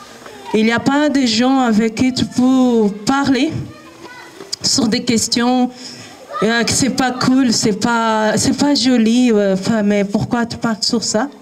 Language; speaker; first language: French; non-native, learner; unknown